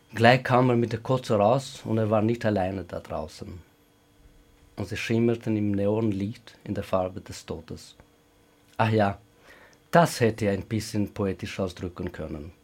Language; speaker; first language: German; non-native, fluent; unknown